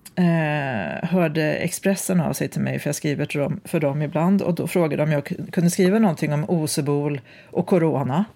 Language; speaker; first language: Swedish; native; Swedish